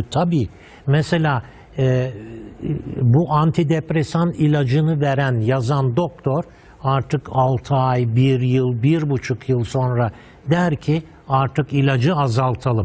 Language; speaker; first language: Turkish; native; Turkish